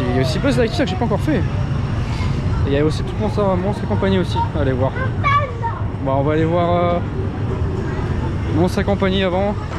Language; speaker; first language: French; native; French